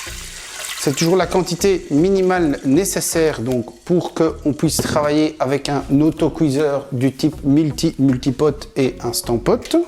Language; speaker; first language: French; native; French